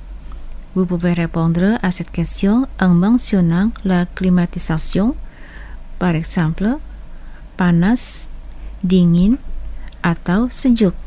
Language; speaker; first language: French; non-native, fluent; Indonesian